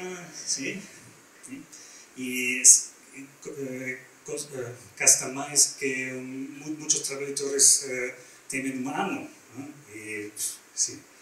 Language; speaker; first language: Portuguese; non-native, learner; German